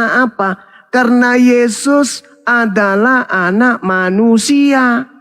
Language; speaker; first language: Indonesian; native; Indonesian